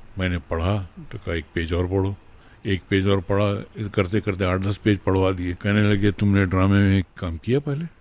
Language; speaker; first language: Hindi; native; Hindi